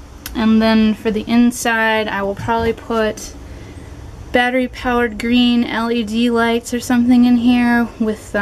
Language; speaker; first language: English; native; English